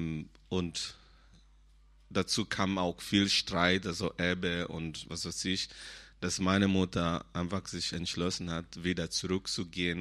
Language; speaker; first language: German; non-native, fluent; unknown